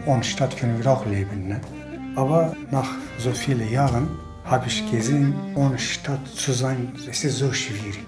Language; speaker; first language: German; non-native, learner; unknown